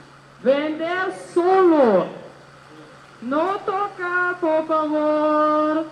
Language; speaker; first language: Spanish; non-native, learner; German